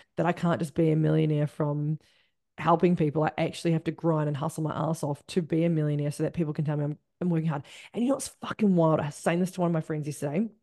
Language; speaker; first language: English; native; English